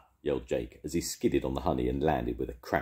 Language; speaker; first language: English; native; English